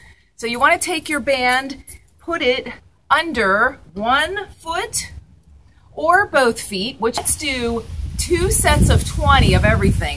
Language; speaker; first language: English; native; English